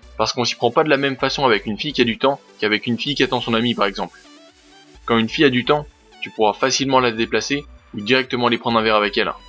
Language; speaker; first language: French; native; French